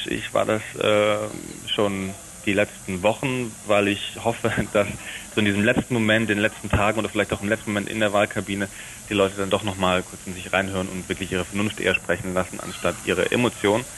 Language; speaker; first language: German; native; German